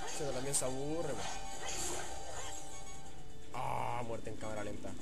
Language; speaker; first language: Spanish; native; Spanish